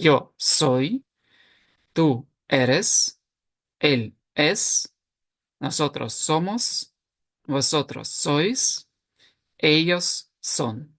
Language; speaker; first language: Spanish; non-native, fluent; Ukrainian